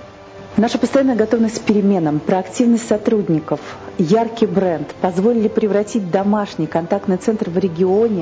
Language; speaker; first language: Russian; native; Russian